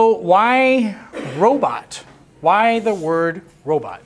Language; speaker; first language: English; non-native, local second language; Spanish